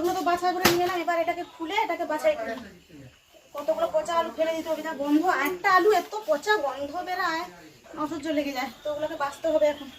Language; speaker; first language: Bangla; native; Bangla